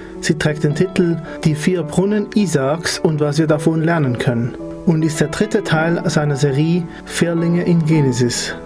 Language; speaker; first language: German; non-native, learner; Arabic